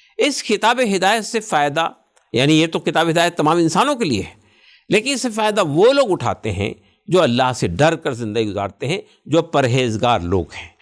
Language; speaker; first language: Urdu; native; Urdu